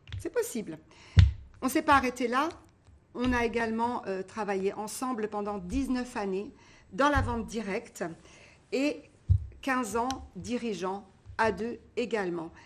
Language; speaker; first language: French; early bilingual, other home language; Portuguese